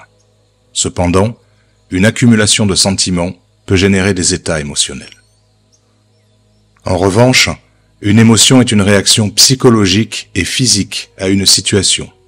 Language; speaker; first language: French; native; French